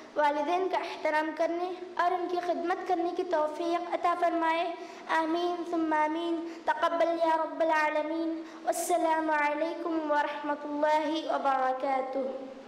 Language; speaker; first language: Urdu; native; Urdu